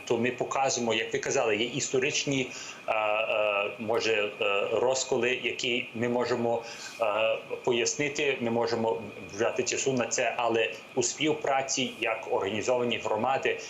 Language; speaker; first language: Ukrainian; early bilingual, heritage; English